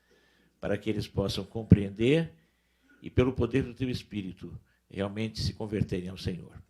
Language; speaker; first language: Portuguese; native; Portuguese